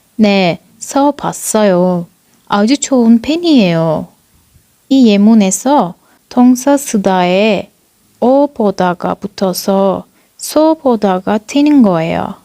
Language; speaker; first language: Korean; non-native, fluent; Turkish